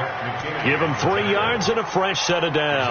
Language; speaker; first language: English; native; English